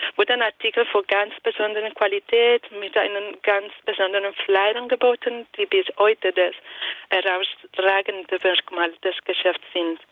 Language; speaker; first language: German; non-native, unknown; Italian